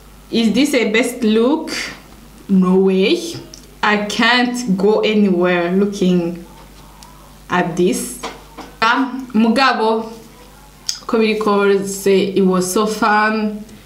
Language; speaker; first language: English; non-native, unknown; Rundi